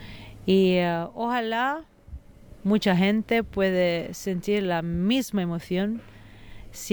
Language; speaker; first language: Spanish; non-native, fluent; Italian